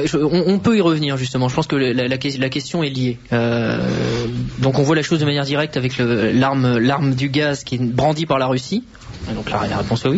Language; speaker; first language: French; native; French